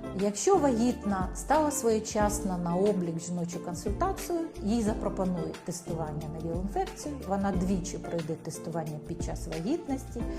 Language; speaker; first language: Ukrainian; native; Ukrainian